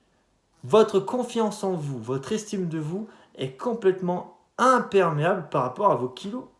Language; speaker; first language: French; native; French